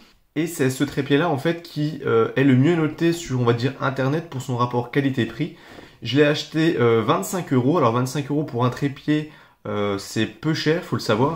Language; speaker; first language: French; native; French